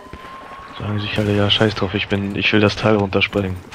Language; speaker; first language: German; native; German